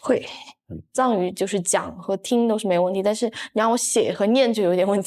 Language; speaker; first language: Chinese; non-native, local second language; Tibetan